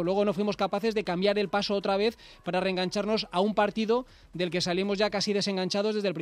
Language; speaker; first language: Spanish; native; Spanish